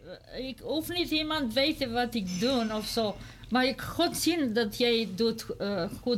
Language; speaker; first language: Dutch; non-native, learner; Serbian